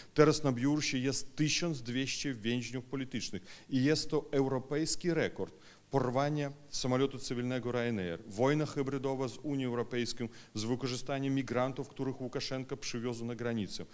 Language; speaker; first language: Polish; non-native, fluent; Russian